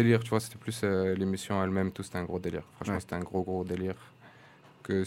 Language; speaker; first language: French; native; French